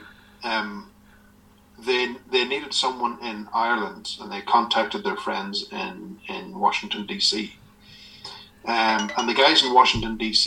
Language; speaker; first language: English; native; English